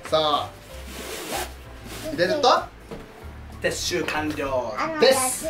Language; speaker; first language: Japanese; native; Japanese